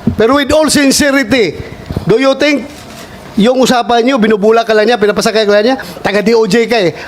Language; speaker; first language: Filipino; non-native, local second language; Cebuano